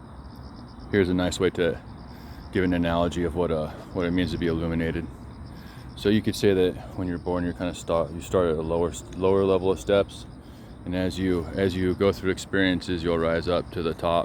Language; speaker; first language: English; native; English